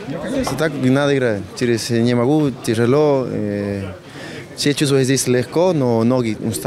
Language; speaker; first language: Russian; non-native, learner; Spanish